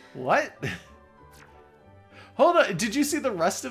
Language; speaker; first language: English; native; English